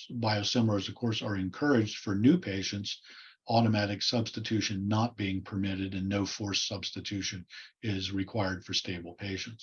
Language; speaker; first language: English; native; English